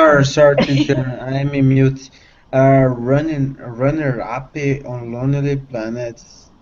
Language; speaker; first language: English; non-native, learner; Portuguese